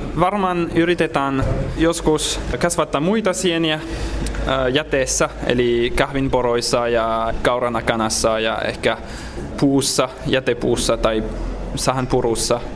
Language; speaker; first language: Finnish; non-native, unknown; French